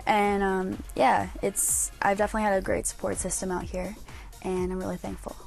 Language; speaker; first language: English; native; English